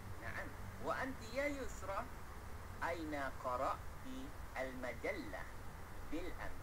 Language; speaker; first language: Arabic; non-native, fluent; Malay